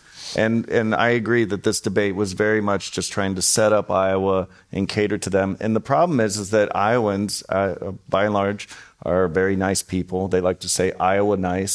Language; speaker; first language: English; native; English